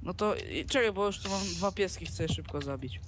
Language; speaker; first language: Polish; native; Polish